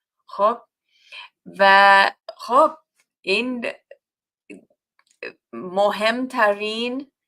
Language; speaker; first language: Persian; non-native, learner; English